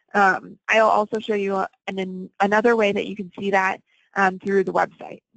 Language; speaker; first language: English; native; English